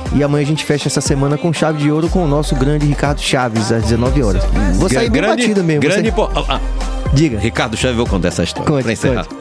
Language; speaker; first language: Portuguese; native; Portuguese